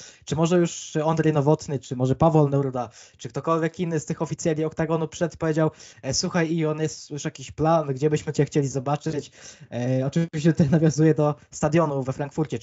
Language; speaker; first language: Polish; native; Polish